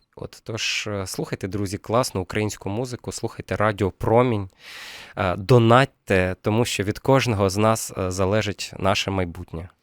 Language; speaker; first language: Ukrainian; non-native, local second language; Russian